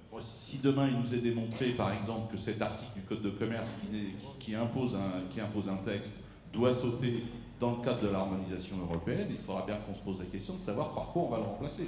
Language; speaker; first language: French; native; French